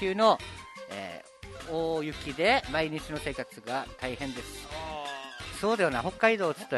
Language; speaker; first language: Japanese; native; Japanese